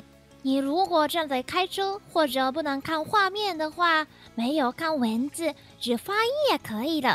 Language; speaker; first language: Chinese; non-native, fluent; Japanese